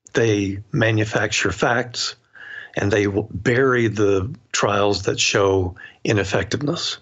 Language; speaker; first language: English; native; English